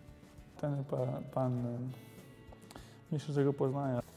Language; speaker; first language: Polish; non-native, learner; Serbian